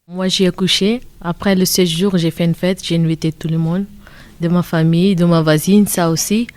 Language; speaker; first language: French; non-native, learner; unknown